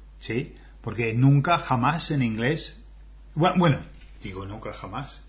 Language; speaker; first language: Spanish; non-native, fluent; English